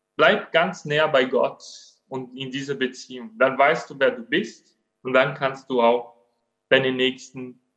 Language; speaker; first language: German; non-native, fluent; Portuguese